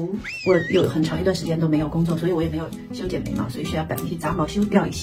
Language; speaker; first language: Chinese; native; Chinese